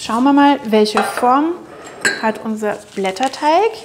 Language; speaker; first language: German; non-native, fluent; French